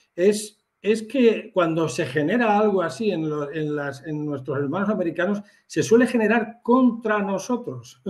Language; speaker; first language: Spanish; native; Spanish